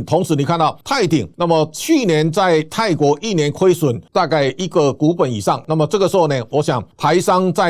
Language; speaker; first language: Chinese; native; Chinese